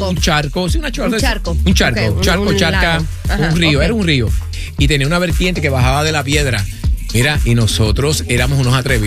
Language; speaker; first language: Spanish; native; Spanish